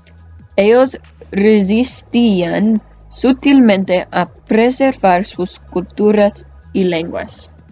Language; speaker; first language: Spanish; non-native, learner; English